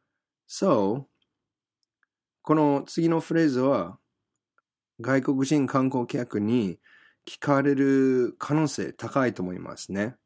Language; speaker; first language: Japanese; non-native, fluent; English